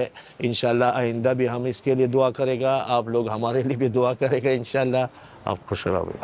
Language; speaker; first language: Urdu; non-native, fluent; Pashto